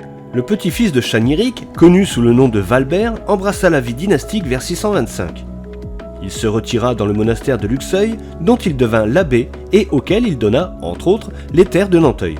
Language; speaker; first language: French; native; French